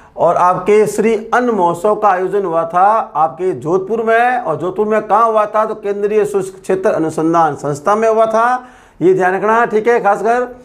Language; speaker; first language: Hindi; native; Hindi